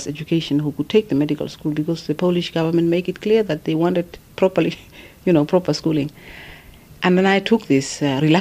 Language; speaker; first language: English; non-native, fluent; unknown